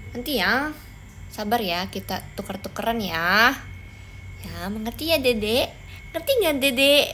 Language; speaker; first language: Indonesian; native; Indonesian